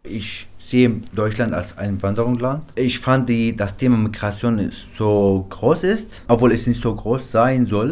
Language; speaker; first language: German; non-native, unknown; Arabic